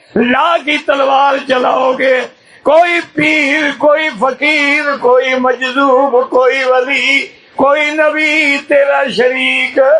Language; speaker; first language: Urdu; non-native, local second language; Saraiki